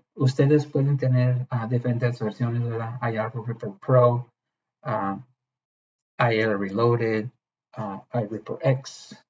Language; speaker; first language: Spanish; early bilingual, heritage; Spanish